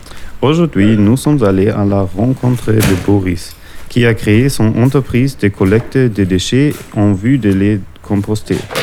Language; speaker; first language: French; non-native, learner; German